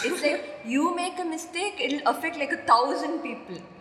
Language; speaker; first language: English; non-native, local second language; Tamil